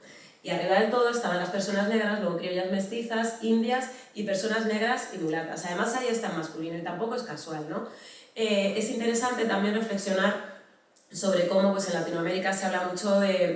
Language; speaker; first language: Spanish; native; Spanish